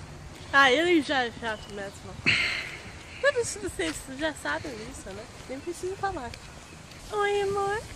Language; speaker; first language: Portuguese; non-native, fluent; English